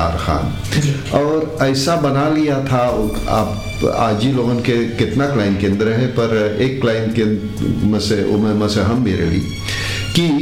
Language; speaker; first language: Hindi; early bilingual, heritage; Hindi